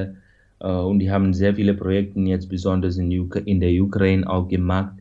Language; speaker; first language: German; non-native, fluent; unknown